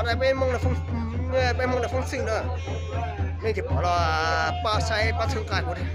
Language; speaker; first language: Vietnamese; non-native, local second language; Hmong